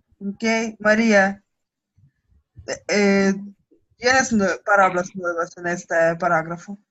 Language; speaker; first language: Spanish; non-native, learner; Russian